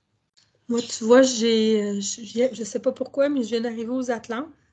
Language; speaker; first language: French; native; French